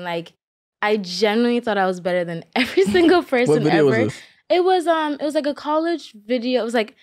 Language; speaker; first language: English; early bilingual, other home language; Akan